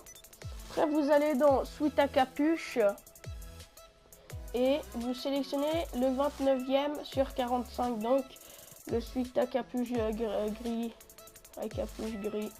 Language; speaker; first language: French; native; French